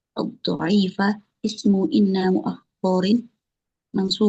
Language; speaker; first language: Arabic; non-native, learner; Indonesian